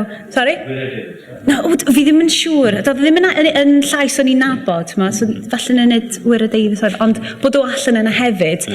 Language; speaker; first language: Welsh; native; Welsh